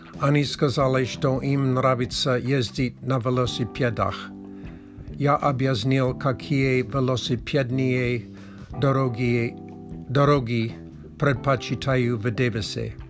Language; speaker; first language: Russian; non-native, learner; English